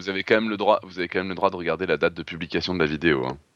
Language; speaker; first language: French; native; French